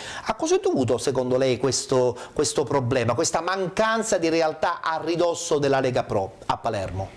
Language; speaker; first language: Italian; native; Italian